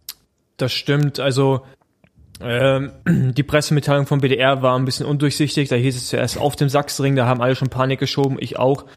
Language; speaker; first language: German; native; German